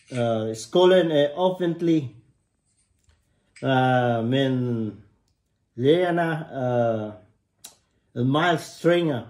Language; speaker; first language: Danish; non-native, learner; Cebuano